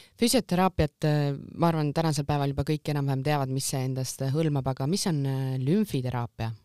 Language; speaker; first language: Estonian; native; Estonian